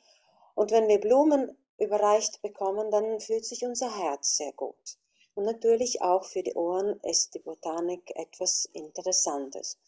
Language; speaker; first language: German; non-native, fluent; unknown